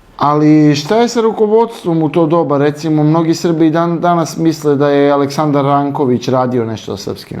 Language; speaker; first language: Serbian; native; Serbian